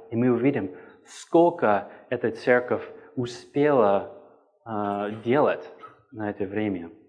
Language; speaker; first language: Russian; non-native, fluent; English